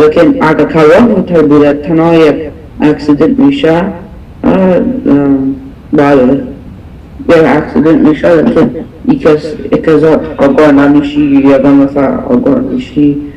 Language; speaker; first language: Persian; early bilingual, heritage; Persian